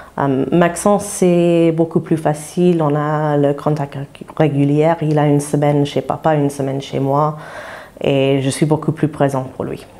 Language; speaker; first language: French; non-native, fluent; English